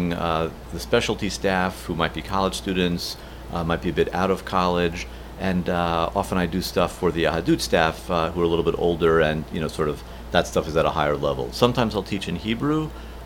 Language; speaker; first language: English; native; English